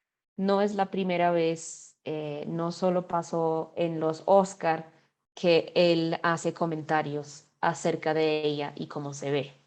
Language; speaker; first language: Spanish; non-native, fluent; English